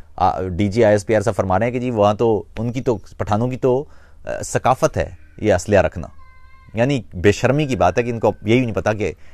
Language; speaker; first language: Urdu; non-native, local second language; Punjabi